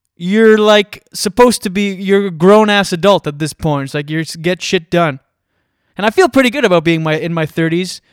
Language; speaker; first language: English; native; English